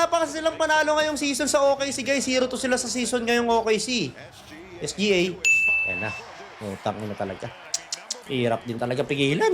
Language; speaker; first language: Filipino; native; Filipino